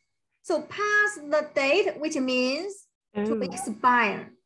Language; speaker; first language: English; non-native, fluent; Chinese